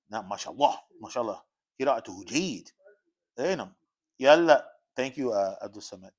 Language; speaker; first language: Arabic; non-native, fluent; English